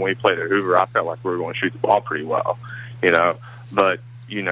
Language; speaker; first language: English; native; English